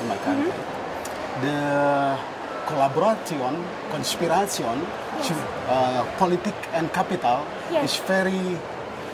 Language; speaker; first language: English; non-native, learner; Indonesian